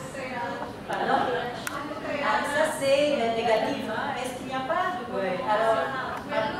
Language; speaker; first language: French; non-native, fluent; Indonesian